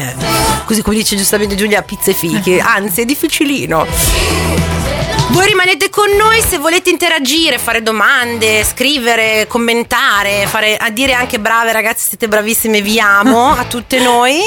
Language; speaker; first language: Italian; native; Italian